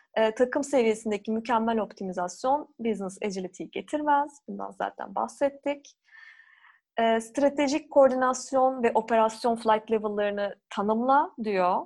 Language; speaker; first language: Turkish; native; Turkish